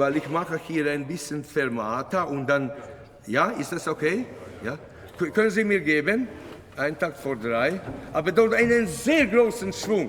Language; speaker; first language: German; non-native, fluent; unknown